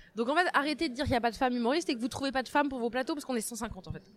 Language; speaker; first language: French; native; French